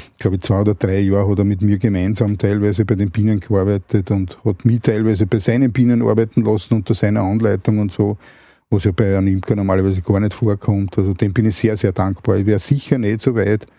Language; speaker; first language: German; native; German